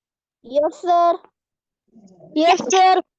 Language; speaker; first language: English; non-native, learner; Marathi